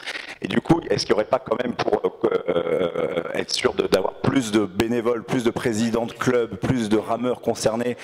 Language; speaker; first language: French; native; French